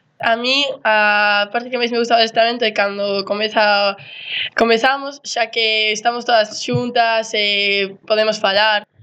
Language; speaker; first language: Galician; non-native, local second language; Spanish